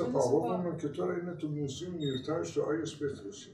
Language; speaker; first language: Greek; non-native, learner; Persian